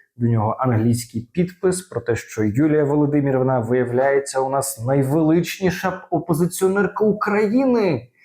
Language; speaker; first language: Ukrainian; native; Ukrainian